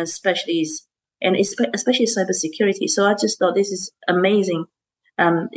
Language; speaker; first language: English; non-native, local second language; Chinese